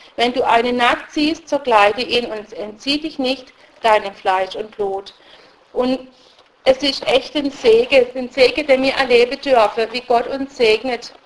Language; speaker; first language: German; early bilingual, other home language; Russian